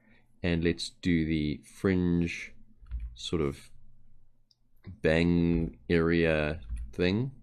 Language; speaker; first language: English; native; English